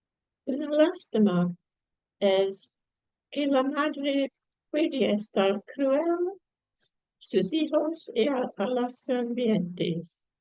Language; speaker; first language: Spanish; non-native, fluent; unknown